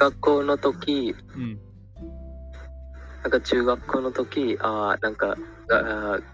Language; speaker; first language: Japanese; non-native, learner; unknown